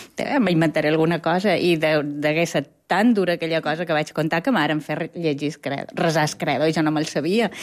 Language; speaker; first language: Catalan; native; Catalan